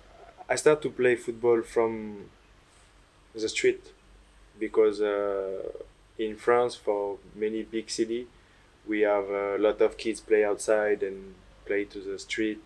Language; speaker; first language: English; non-native, learner; French